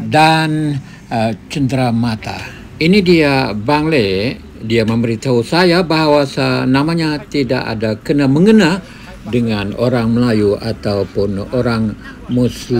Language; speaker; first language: Malay; native; Malay